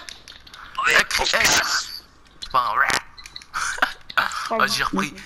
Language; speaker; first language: French; native; French